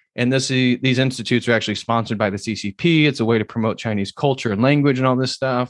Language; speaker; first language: English; native; English